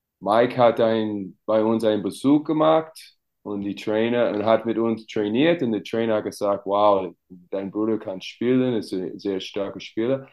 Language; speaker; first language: German; non-native, learner; English